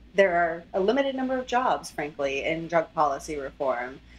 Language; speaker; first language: English; native; English